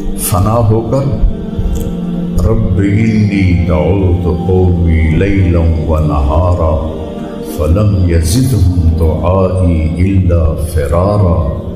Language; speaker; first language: Urdu; non-native, local second language; Punjabi